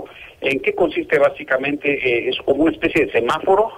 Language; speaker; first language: Spanish; native; Spanish